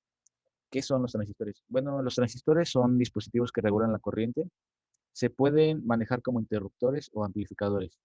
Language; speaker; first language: Spanish; native; Spanish